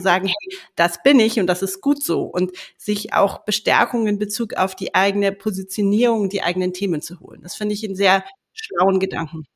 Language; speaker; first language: German; native; German